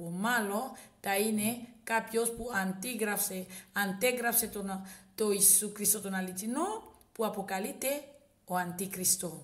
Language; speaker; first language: Greek; non-native, learner; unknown